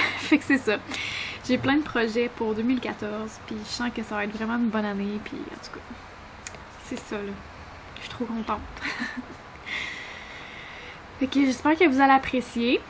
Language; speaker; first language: French; native; French